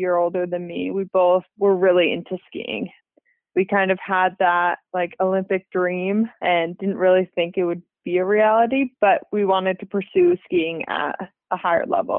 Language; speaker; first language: English; native; English